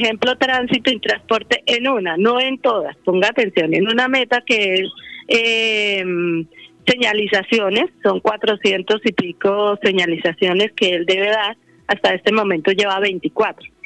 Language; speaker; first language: Spanish; native; Spanish